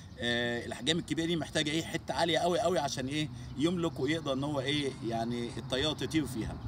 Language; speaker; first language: Arabic; native; Arabic